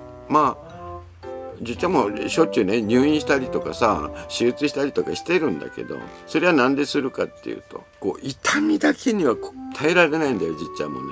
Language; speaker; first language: Japanese; native; Japanese